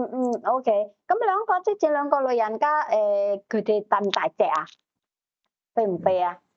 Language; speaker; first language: Cantonese; native; Cantonese